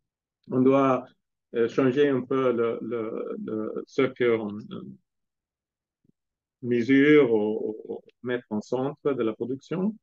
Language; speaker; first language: French; non-native, fluent; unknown